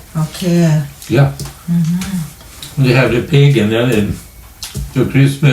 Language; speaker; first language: English; non-native, learner; Swedish